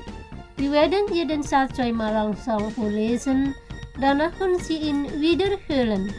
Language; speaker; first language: German; non-native, fluent; Indonesian